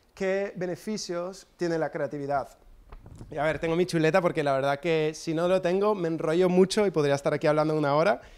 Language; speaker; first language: Spanish; non-native, fluent; English